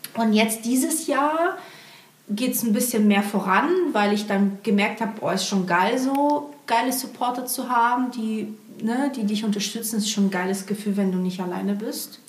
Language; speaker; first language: German; early bilingual, other home language; Portuguese